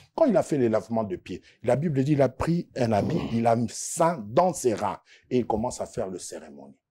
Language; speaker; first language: French; non-native, local second language; Lingala